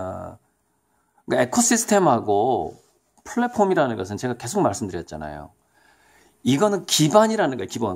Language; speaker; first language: Korean; native; Korean